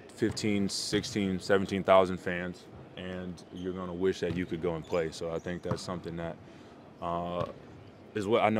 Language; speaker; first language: English; native; English